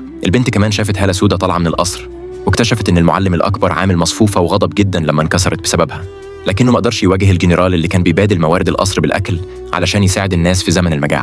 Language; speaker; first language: Arabic; native; Arabic